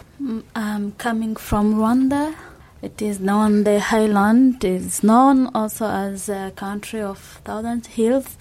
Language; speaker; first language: English; non-native, local second language; Kinyarwanda